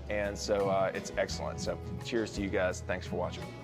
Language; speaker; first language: English; native; English